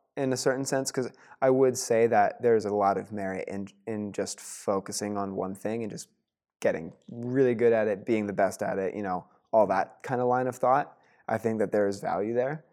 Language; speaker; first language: English; native; English